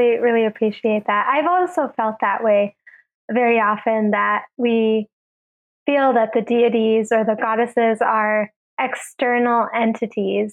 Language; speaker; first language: English; native; English